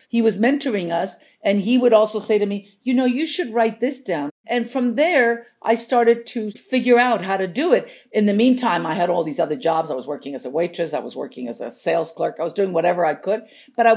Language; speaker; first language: English; non-native, fluent; Spanish